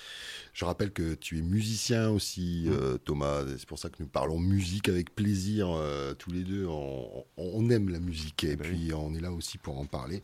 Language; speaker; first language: French; native; French